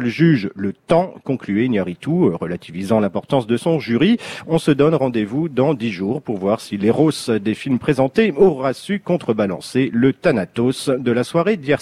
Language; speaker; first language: French; native; French